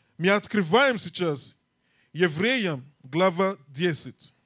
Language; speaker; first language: Russian; non-native, learner; English